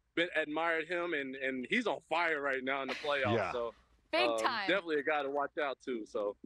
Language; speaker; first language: English; native; English